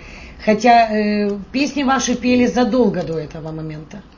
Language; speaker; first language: Russian; native; Russian